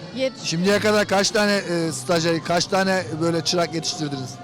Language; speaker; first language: Turkish; native; Turkish